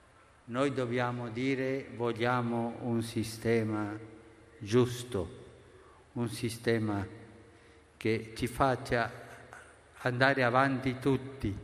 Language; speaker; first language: Italian; non-native, fluent; Spanish